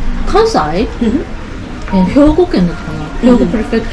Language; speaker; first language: Japanese; native; Japanese